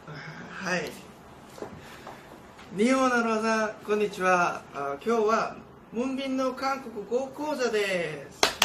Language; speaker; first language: Japanese; non-native, learner; Korean